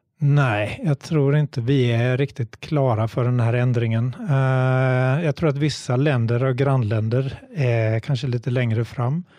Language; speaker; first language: Swedish; native; Swedish